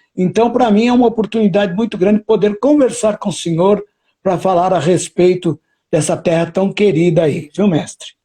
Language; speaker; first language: Portuguese; native; Portuguese